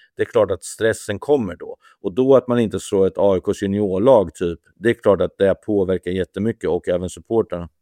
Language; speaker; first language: Swedish; native; Swedish